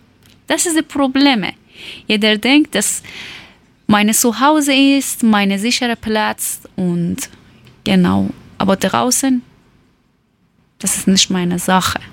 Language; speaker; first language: German; non-native, learner; Persian